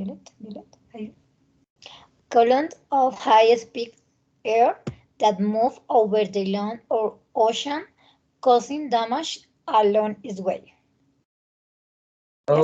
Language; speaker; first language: English; non-native, learner; Spanish